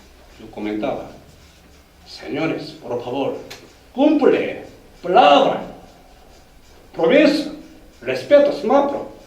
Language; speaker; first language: Spanish; non-native, learner; Korean